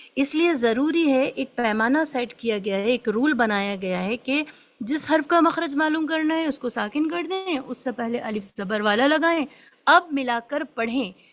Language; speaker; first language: Urdu; native; Urdu